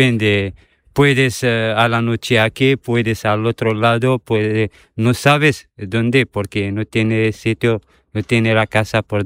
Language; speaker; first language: Spanish; non-native, learner; Arabic